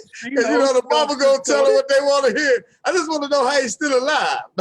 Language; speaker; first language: English; native; English